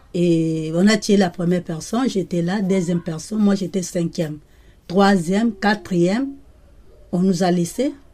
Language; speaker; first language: French; non-native, local second language; Lingala